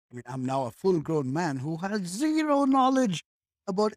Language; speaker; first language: English; native; English